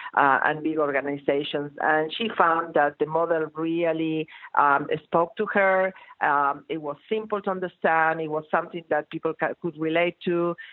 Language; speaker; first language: English; non-native, fluent; Spanish